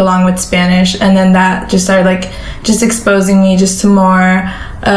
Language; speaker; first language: English; native; English